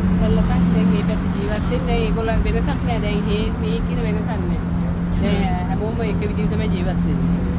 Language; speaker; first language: Sinhala; native; Sinhala